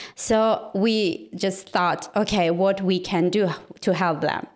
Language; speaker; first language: English; non-native, fluent; Armenian